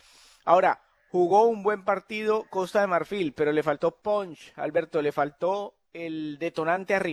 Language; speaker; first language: Spanish; native; Spanish